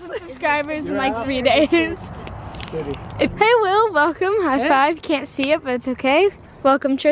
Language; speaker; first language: English; native; English